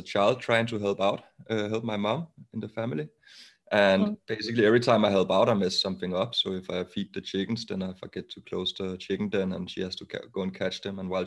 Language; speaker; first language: English; non-native, fluent; Danish